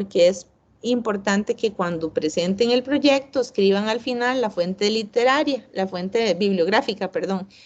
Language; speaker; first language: Spanish; native; Spanish